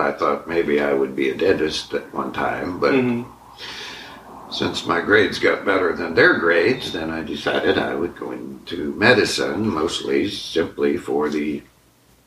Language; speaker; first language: English; native; English